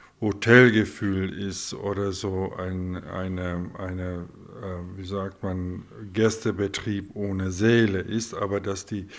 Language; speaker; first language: German; non-native, local second language; Afrikaans